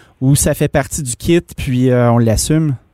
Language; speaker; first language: French; native; French